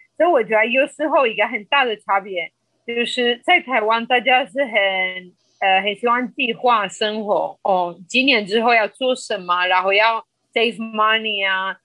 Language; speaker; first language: Chinese; non-native, fluent; Spanish